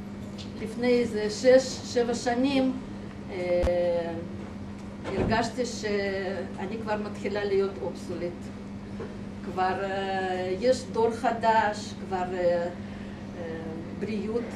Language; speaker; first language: Hebrew; non-native, fluent; Russian